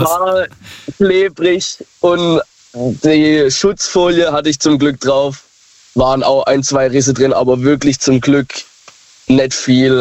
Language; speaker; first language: German; native; German